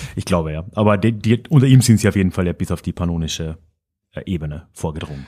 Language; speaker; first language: German; native; German